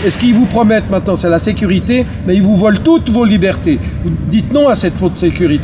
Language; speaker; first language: French; native; French